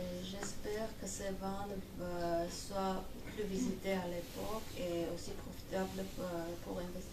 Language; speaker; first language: French; non-native, fluent; Armenian